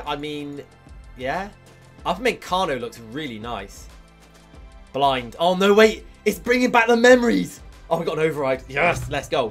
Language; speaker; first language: English; native; English